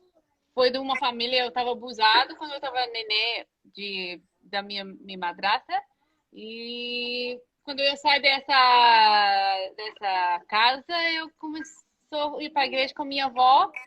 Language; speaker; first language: Portuguese; non-native, fluent; English